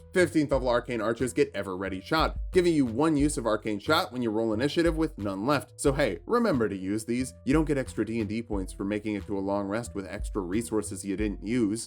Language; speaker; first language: English; native; English